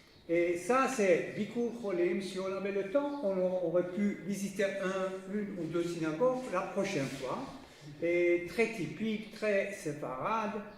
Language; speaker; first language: French; non-native, fluent; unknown